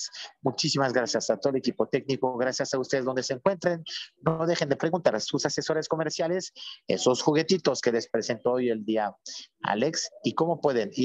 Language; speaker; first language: Spanish; native; Spanish